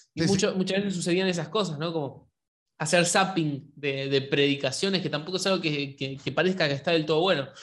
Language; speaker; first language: Spanish; native; Spanish